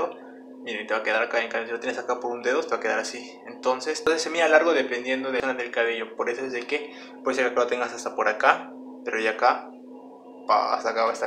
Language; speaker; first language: Spanish; native; Spanish